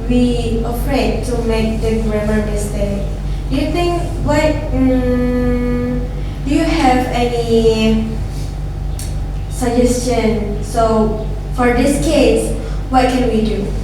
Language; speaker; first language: English; non-native, learner; Indonesian